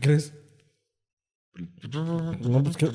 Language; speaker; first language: Spanish; native; Spanish